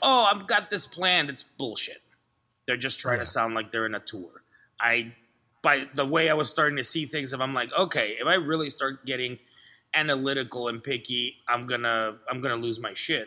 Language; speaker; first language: English; early bilingual, other home language; Spanish